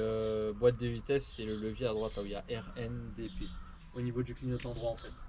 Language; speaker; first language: French; native; French